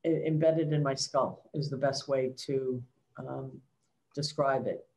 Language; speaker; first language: English; native; English